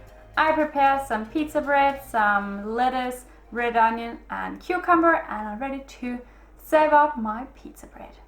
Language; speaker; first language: English; non-native, fluent; Danish